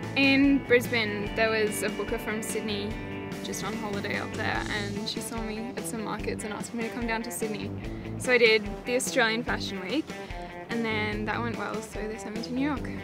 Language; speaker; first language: English; native; English